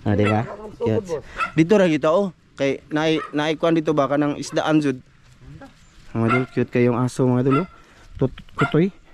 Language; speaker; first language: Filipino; non-native, local second language; Cebuano